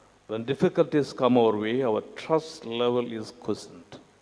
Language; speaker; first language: English; non-native, local second language; Tamil